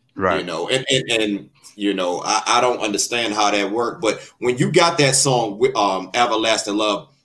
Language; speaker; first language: English; native; English